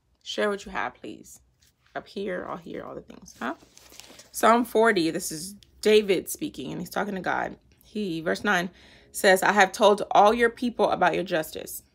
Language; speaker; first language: English; native; English